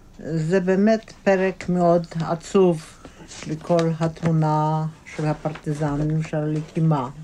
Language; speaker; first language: Hebrew; non-native, fluent; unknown